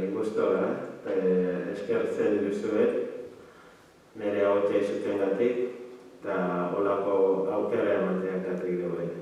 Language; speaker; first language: Basque; non-native, learner; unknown